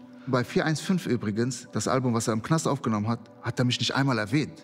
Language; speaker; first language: German; early bilingual, other home language; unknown